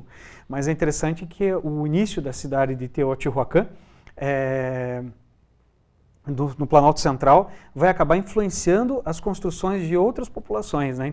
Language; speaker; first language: Portuguese; native; Portuguese